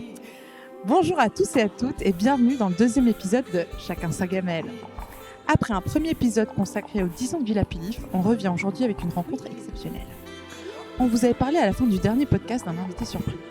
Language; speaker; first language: French; native; French